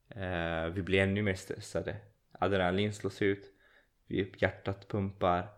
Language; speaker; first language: Swedish; early bilingual, other home language; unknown